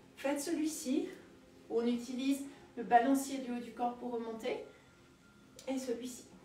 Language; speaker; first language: French; native; French